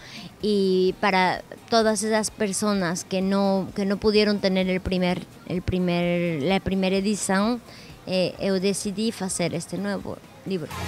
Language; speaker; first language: Portuguese; non-native, learner; Spanish